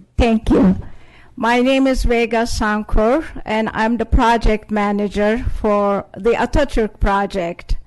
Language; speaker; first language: English; non-native, fluent; Turkish